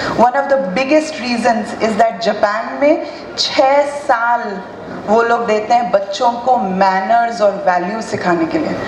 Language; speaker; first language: Hindi; native; Hindi